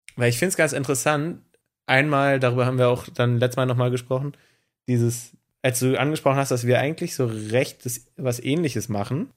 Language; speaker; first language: German; native; German